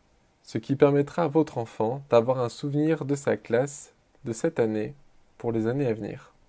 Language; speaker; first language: French; native; French